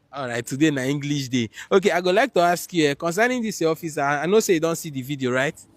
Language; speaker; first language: Nigerian Pidgin; non-native, local second language; Igbo